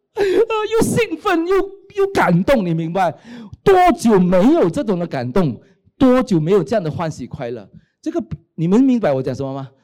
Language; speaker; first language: Chinese; native; Chinese